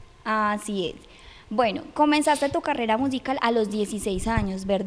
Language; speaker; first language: Spanish; native; Spanish